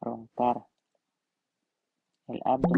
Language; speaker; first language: Spanish; non-native, learner; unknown